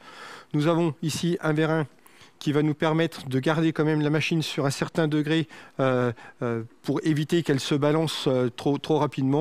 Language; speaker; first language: French; native; French